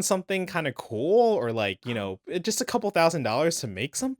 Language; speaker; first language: English; native; English